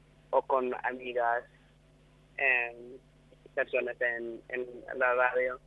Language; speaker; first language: Spanish; non-native, learner; English